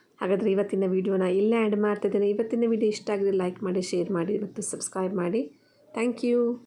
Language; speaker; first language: Kannada; non-native, local second language; Tulu